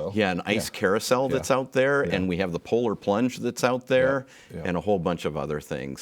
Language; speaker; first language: English; native; English